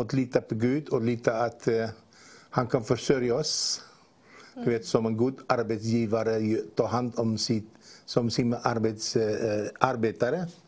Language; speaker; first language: Swedish; non-native, fluent; Dutch